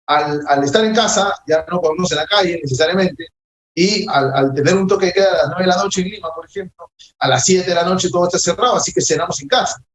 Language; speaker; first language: Spanish; native; Spanish